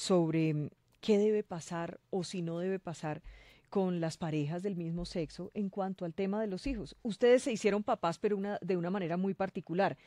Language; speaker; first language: Spanish; native; Spanish